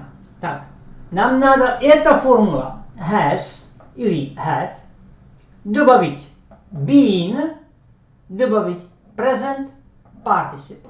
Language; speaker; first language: Russian; non-native, fluent; Slovak